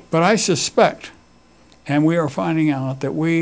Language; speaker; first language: English; native; English